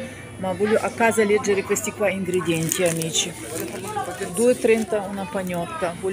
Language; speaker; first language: Italian; non-native, fluent; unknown